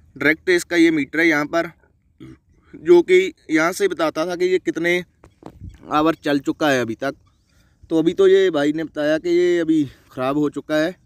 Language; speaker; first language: Hindi; non-native, local second language; Punjabi